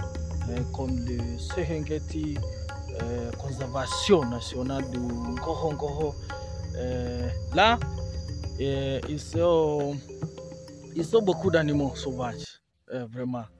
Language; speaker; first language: French; non-native, learner; Swahili